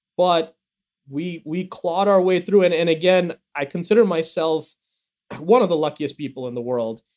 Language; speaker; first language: English; native; English